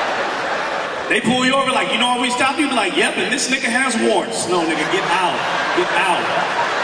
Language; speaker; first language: English; native; English